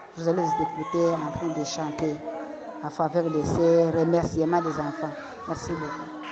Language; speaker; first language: French; non-native, local second language; Lingala